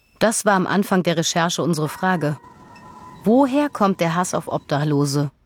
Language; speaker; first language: German; native; German